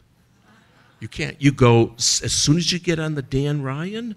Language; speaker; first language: English; native; English